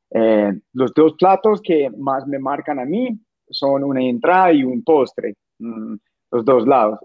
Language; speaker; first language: Spanish; non-native, fluent; English